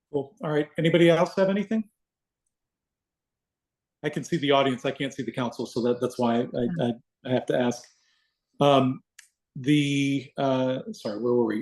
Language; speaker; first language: English; native; English